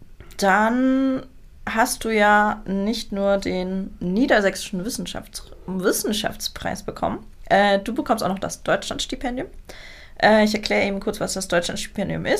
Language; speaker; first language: German; native; German